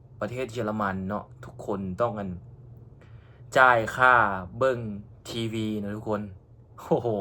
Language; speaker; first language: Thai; non-native, local second language; Northeastern Thai